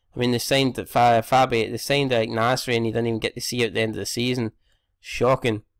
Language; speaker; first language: English; native; English